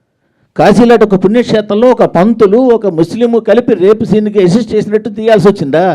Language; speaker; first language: Telugu; native; Telugu